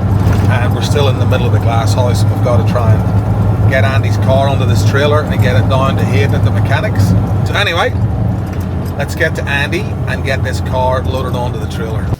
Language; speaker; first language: English; native; English